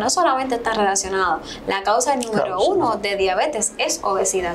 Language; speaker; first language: Spanish; native; Spanish